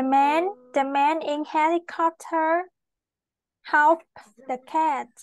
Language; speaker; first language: English; non-native, learner; Vietnamese